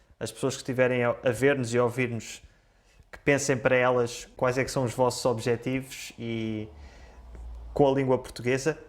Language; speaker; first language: Portuguese; native; Portuguese